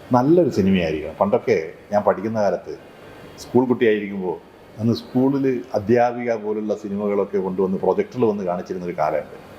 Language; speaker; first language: Malayalam; native; Malayalam